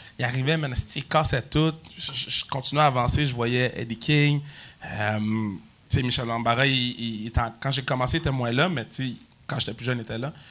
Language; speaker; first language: French; native; French